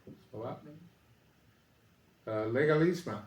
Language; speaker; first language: French; non-native, learner; English